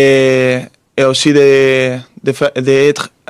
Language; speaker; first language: French; non-native, fluent; Spanish